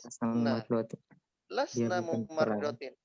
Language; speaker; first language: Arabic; non-native, fluent; Indonesian